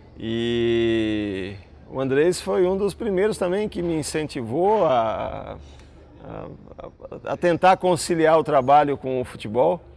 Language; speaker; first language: Portuguese; native; Portuguese